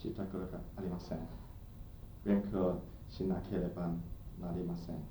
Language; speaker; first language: Japanese; non-native, learner; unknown